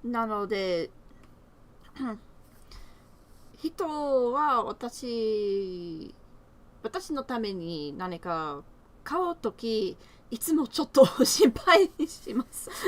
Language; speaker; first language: Japanese; non-native, learner; English